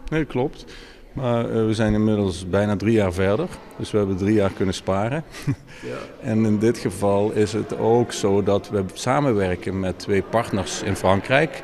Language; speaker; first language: Dutch; native; Dutch